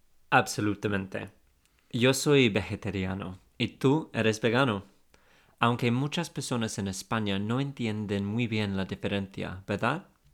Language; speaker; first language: Spanish; non-native, fluent; English